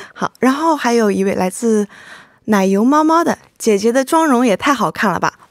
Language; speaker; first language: Chinese; native; Chinese